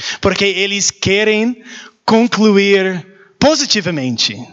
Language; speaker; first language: Portuguese; non-native, learner; English